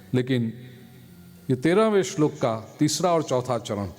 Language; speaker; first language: Hindi; non-native, local second language; Gujarati